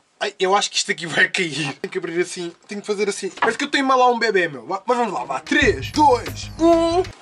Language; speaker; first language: Portuguese; native; Portuguese